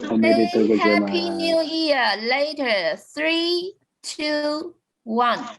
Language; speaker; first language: English; non-native, fluent; Chinese